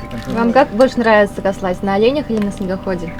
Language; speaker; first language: Russian; native; Russian